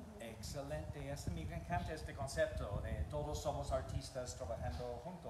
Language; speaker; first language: Spanish; non-native, learner; English